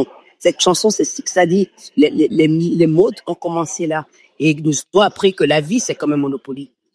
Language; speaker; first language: French; non-native, local second language; Fon